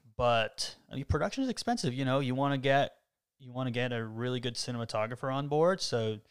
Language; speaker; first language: English; native; English